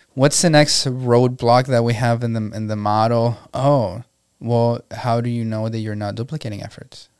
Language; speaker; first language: English; non-native, fluent; Spanish